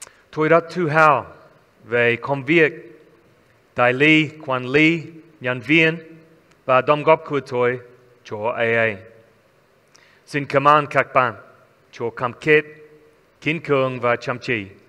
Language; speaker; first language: Vietnamese; non-native, learner; English